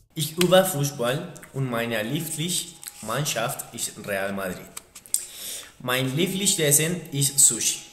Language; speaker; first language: German; non-native, learner; Spanish